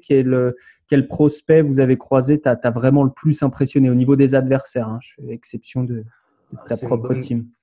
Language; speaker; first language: French; native; French